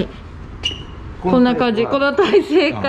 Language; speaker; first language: Japanese; native; Japanese